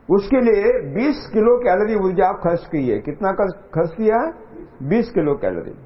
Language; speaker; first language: Hindi; non-native, local second language; Marathi